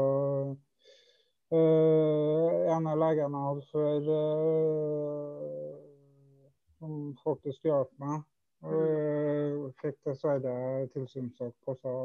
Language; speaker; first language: Norwegian; native; Norwegian